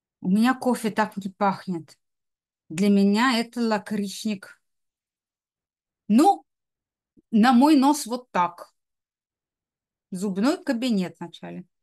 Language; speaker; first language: Russian; native; Russian